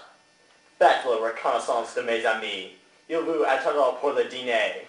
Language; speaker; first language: French; non-native, learner; English